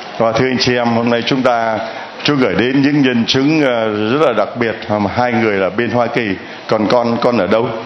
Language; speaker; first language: Vietnamese; native; Vietnamese